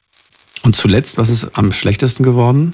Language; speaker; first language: German; native; German